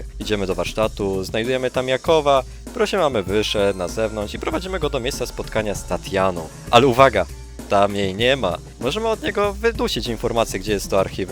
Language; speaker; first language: Polish; native; Polish